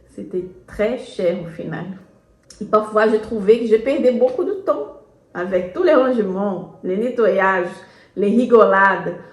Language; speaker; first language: French; non-native, fluent; Portuguese